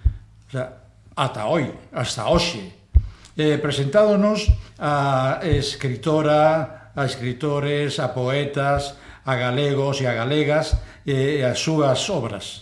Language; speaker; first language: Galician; non-native, local second language; Spanish